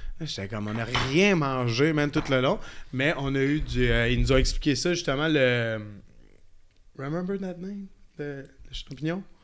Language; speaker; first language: French; native; French